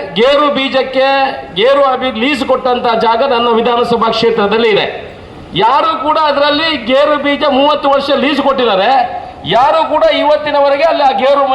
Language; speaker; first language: Kannada; non-native, local second language; Tulu